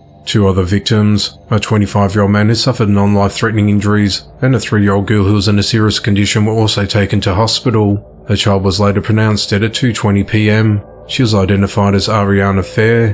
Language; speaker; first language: English; native; English